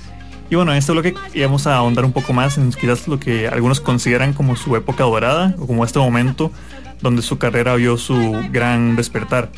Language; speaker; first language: Spanish; native; Spanish